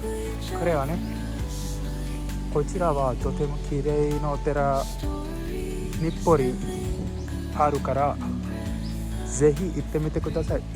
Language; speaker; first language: Japanese; non-native, learner; Sinhala